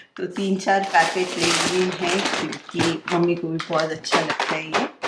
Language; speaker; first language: Hindi; non-native, local second language; Bangla